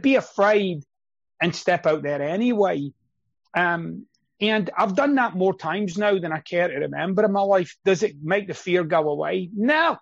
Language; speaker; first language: English; native; English